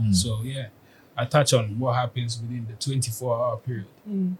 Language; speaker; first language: English; non-native, local second language; Akan